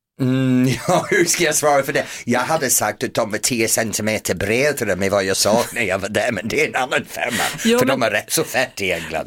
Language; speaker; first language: Swedish; non-native, fluent; English